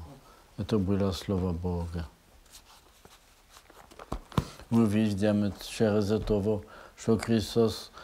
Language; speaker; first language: Russian; non-native, learner; French